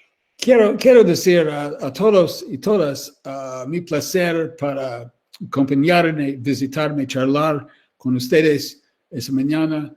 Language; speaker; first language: Spanish; non-native, learner; English